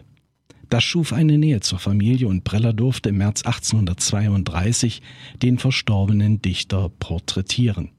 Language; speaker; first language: German; native; German